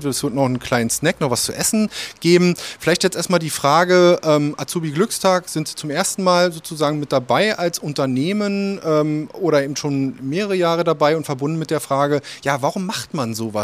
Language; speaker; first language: German; native; German